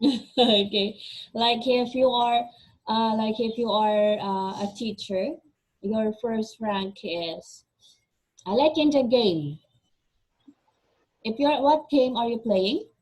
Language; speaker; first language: English; non-native, fluent; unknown